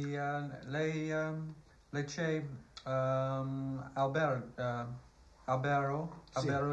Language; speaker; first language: Italian; non-native, learner; English